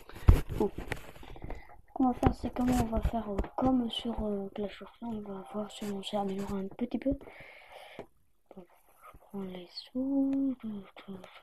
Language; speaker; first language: French; native; French